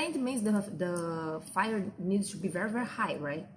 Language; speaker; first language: English; non-native, fluent; Portuguese